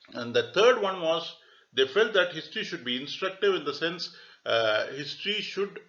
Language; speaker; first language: English; non-native, local second language; Tamil